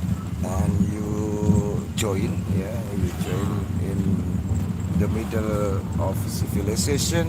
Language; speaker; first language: English; non-native, learner; Indonesian